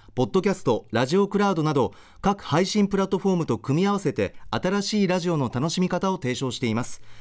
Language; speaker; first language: Japanese; native; Japanese